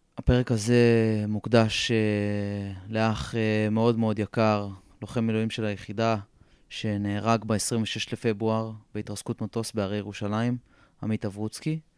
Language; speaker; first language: Hebrew; native; Hebrew